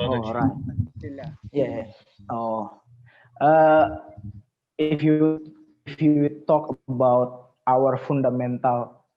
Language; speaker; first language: English; non-native, learner; Indonesian